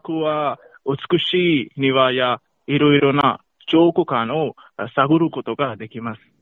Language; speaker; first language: Japanese; non-native, learner; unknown